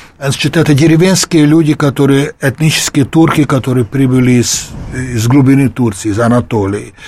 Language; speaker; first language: Russian; non-native, fluent; Hungarian